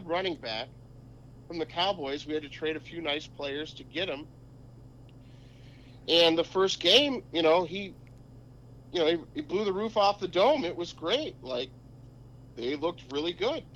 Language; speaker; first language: English; native; English